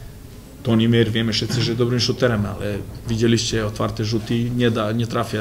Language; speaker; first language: Polish; non-native, fluent; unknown